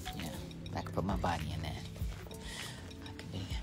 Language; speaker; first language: English; native; English